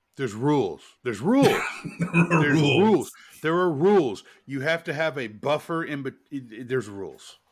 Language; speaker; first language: English; native; English